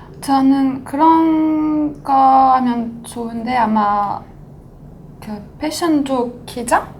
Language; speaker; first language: Korean; non-native, fluent; French